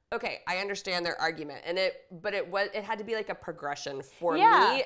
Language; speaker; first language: English; native; English